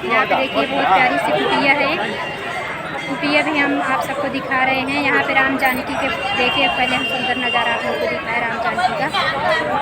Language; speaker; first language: Hindi; non-native, local second language; Awadhi